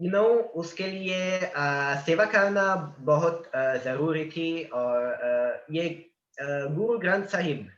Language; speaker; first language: Hindi; non-native, learner; Italian